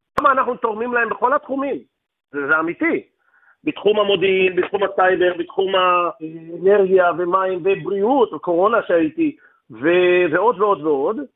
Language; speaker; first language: Hebrew; native; Hebrew